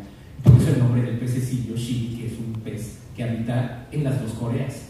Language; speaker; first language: Spanish; native; Spanish